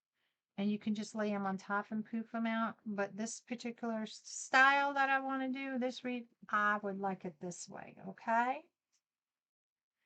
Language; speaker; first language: English; native; English